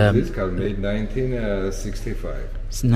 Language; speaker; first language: English; non-native, learner; Georgian